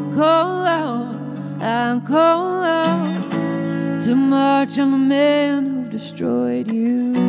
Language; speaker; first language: English; native; English